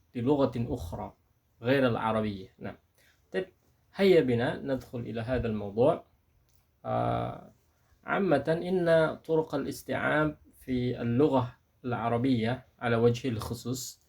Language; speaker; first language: Arabic; non-native, fluent; Indonesian